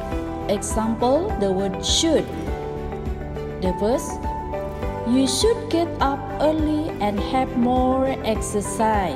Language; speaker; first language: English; non-native, learner; Indonesian